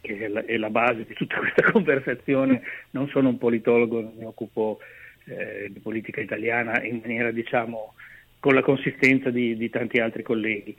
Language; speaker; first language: Italian; native; Italian